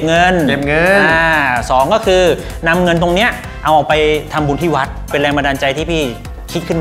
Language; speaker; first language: Thai; native; Thai